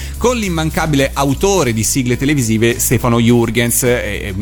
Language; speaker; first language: Italian; native; Italian